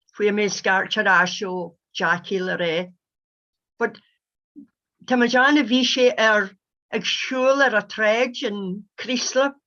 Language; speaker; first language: Irish; non-native, local second language; English